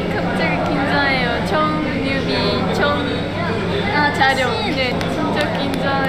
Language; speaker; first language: Korean; non-native, learner; Japanese